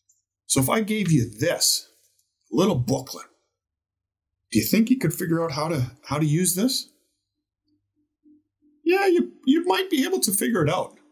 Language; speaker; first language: English; native; English